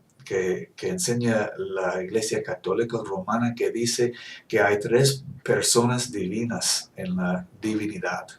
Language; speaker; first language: Spanish; non-native, fluent; English